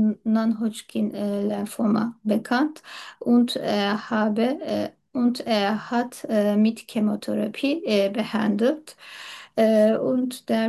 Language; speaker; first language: German; non-native, learner; Turkish